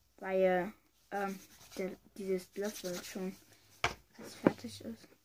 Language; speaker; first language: German; early bilingual, other home language; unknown